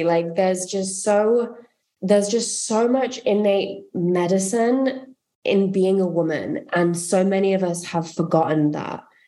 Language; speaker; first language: English; native; English